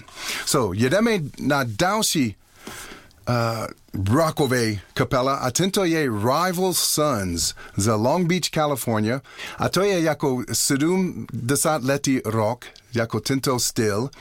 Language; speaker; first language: Czech; non-native, learner; English